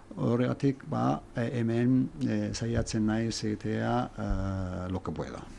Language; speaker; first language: Basque; non-native, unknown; Arabic